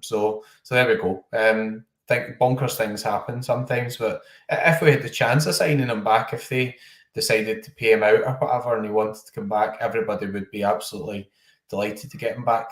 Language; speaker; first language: English; native; English